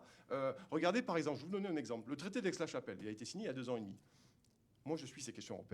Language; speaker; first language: French; native; French